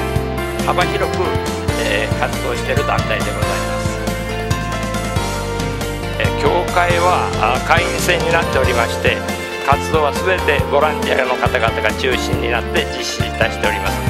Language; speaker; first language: Japanese; native; Japanese